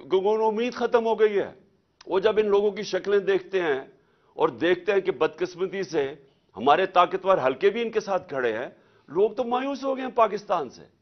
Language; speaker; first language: Urdu; native; Urdu